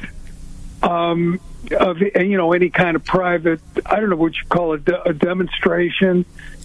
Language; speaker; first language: English; native; English